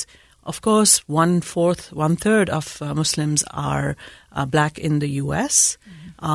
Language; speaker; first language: English; non-native, local second language; Urdu